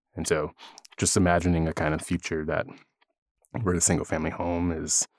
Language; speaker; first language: English; native; English